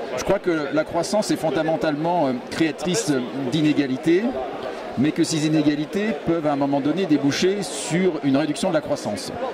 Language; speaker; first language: French; native; French